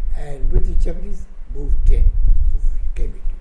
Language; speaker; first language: English; non-native, fluent; Burmese